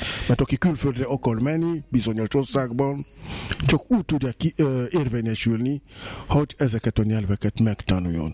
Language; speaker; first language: Hungarian; non-native, fluent; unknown